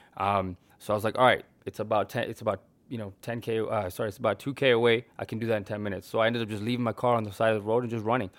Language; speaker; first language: English; native; English